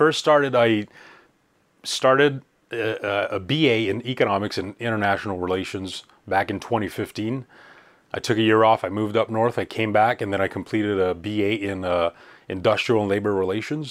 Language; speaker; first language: English; native; English